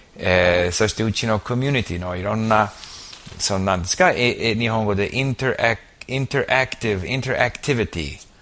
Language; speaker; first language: Japanese; non-native, fluent; English